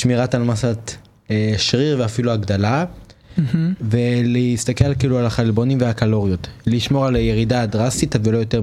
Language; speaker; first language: Hebrew; native; Hebrew